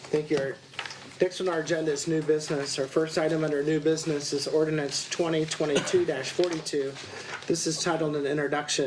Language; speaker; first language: English; native; English